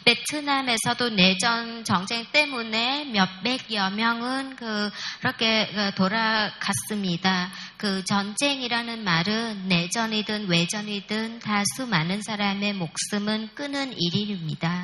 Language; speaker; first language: Korean; non-native, fluent; Vietnamese